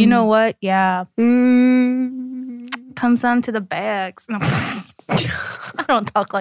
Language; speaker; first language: English; native; English